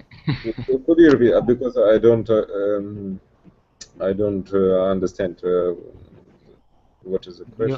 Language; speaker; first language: English; non-native, learner; Russian